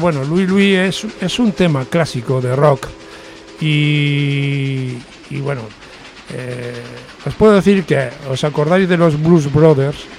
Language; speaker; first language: Spanish; native; Spanish